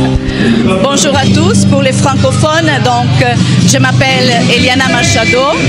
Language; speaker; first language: French; non-native, fluent; Portuguese